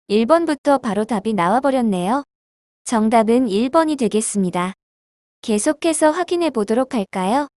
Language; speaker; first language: Korean; native; Korean